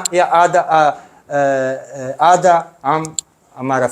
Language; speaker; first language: Hindi; non-native, learner; Italian